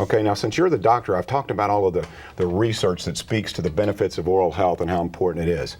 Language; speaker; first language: English; native; English